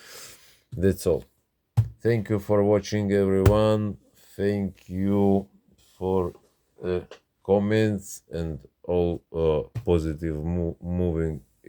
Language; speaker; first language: English; non-native, learner; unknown